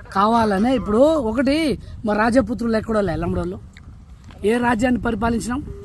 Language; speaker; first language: Telugu; non-native, local second language; Lambadi